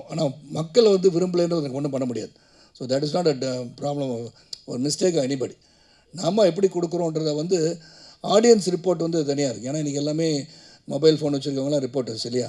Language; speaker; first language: Tamil; native; Tamil